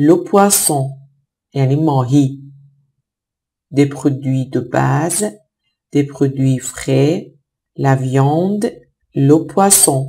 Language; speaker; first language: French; non-native, fluent; Persian